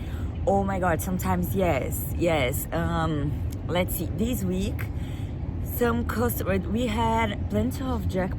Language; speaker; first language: English; non-native, fluent; Portuguese